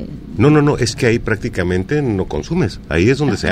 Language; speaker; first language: Spanish; native; Spanish